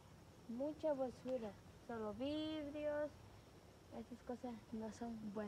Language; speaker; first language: Spanish; early bilingual, heritage; Spanish